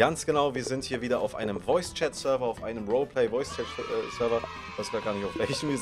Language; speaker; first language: German; native; German